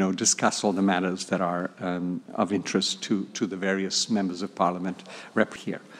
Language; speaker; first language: English; non-native, fluent; Portuguese